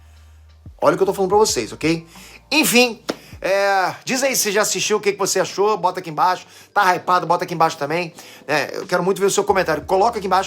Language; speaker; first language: Portuguese; native; Portuguese